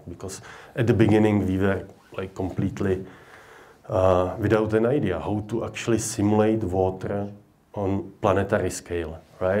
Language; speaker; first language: English; non-native, fluent; Czech